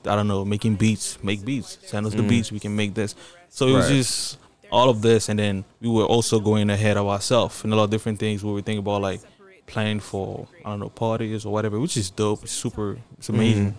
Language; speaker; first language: English; non-native, local second language; French